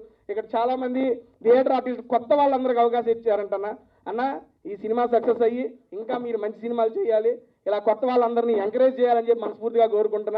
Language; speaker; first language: Telugu; native; Telugu